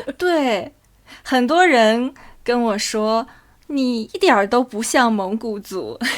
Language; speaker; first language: Chinese; native; Chinese